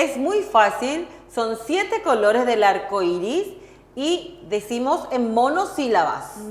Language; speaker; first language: Spanish; non-native, fluent; Korean